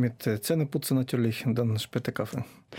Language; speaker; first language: German; non-native, fluent; Russian